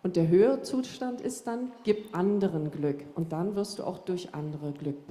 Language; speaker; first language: German; native; German